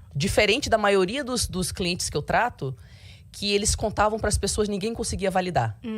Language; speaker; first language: Portuguese; early bilingual, heritage; Portuguese